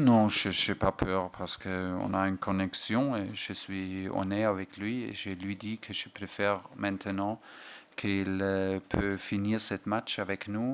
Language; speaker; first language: French; non-native, fluent; German